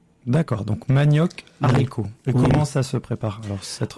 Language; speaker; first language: French; native; French